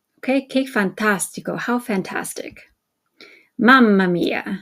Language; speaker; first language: Italian; non-native, fluent; English